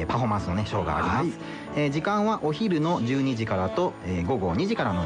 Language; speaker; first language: Japanese; native; Japanese